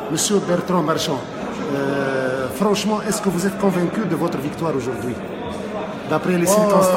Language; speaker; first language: French; non-native, local second language; Arabic